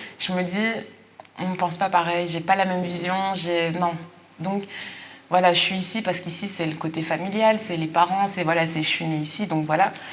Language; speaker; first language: French; native; French